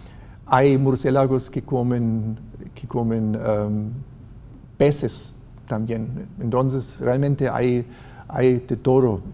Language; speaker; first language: Spanish; non-native, fluent; German